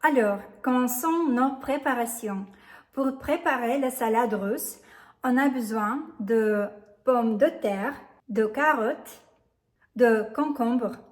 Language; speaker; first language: French; non-native, fluent; Russian